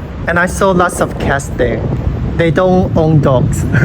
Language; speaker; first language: English; non-native, fluent; Chinese